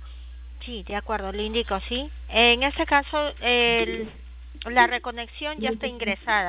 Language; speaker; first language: Spanish; native; Spanish